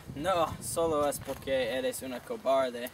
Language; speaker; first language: Spanish; non-native, learner; English